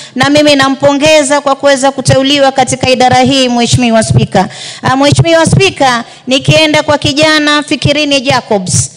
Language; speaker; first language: Swahili; native; Swahili